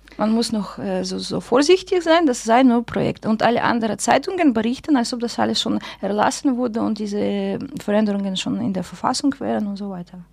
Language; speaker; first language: German; non-native, fluent; Russian